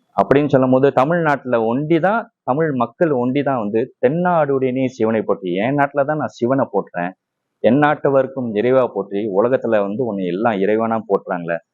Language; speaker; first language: Tamil; non-native, local second language; Chinese